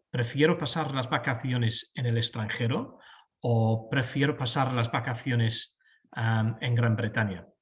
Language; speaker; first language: Spanish; non-native, fluent; English